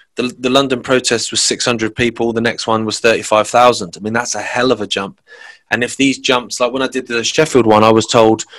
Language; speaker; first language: English; native; English